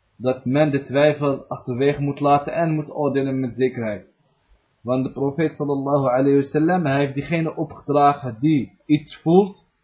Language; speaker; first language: Dutch; early bilingual, other home language; Arabic